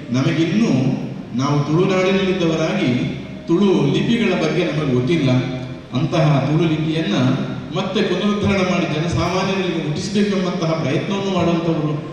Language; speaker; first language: Kannada; non-native, local second language; Tulu